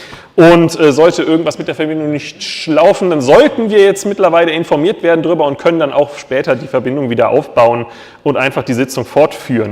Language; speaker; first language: German; native; German